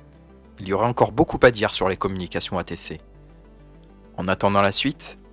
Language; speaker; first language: French; native; French